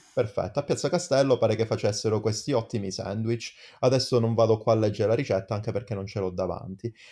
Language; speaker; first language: Italian; native; Italian